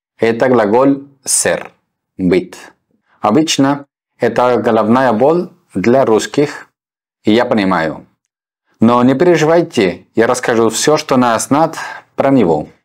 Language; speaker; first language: Russian; non-native, fluent; Spanish